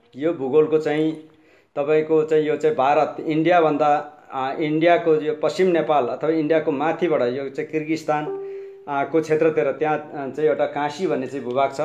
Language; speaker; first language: Nepali; non-native, local second language; Limburgish